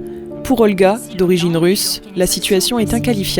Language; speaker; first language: French; native; French